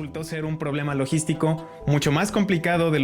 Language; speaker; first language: Spanish; native; Spanish